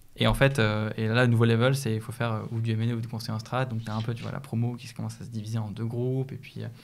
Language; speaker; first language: French; native; French